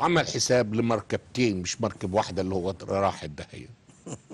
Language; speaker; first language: Arabic; native; Arabic